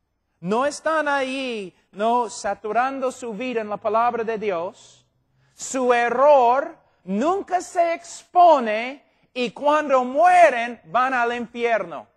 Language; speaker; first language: Spanish; non-native, fluent; English